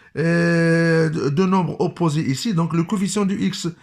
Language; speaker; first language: French; non-native, local second language; Arabic